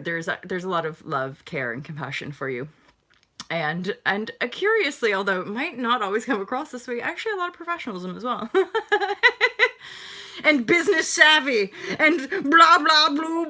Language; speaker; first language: English; native; English